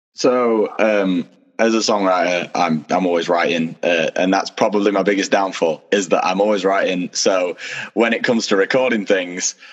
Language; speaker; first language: English; native; English